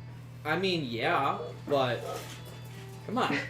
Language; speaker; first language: English; native; English